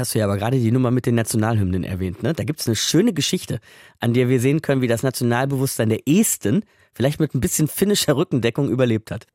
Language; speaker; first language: German; native; German